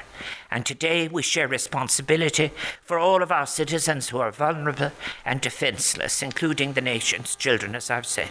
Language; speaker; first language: English; native; English